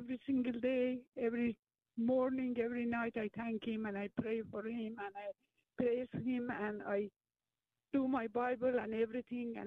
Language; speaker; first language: English; non-native, learner; Persian